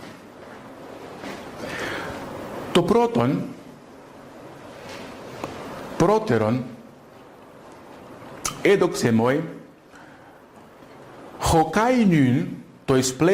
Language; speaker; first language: Greek; non-native, fluent; Portuguese